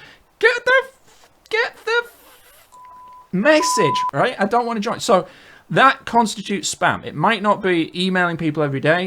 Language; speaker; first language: English; native; English